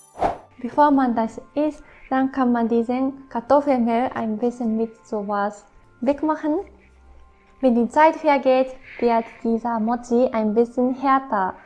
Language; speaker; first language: German; non-native, fluent; Japanese